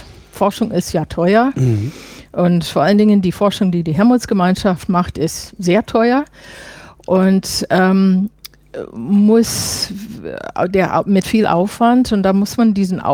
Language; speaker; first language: German; non-native, fluent; English